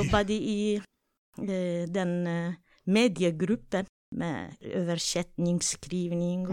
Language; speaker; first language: Swedish; non-native, fluent; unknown